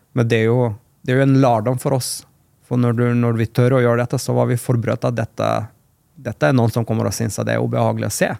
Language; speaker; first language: Norwegian; non-native, fluent; Macedonian